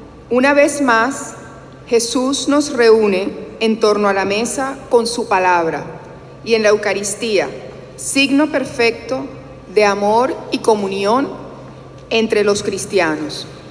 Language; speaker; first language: Spanish; native; Spanish